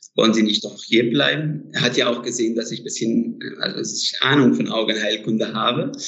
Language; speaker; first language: German; non-native, fluent; Arabic